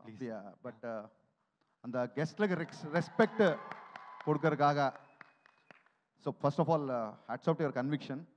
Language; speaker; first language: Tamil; non-native, learner; Telugu